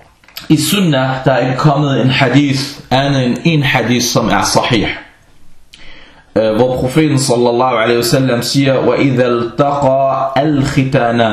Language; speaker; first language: Danish; non-native, fluent; Arabic